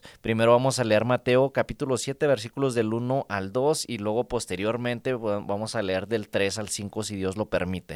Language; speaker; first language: Spanish; native; Spanish